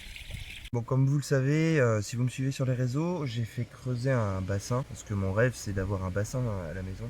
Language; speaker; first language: French; native; French